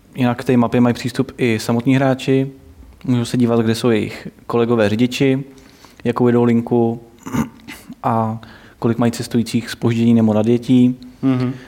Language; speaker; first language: Czech; native; Czech